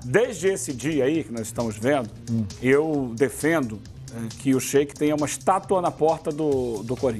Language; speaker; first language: Portuguese; native; Portuguese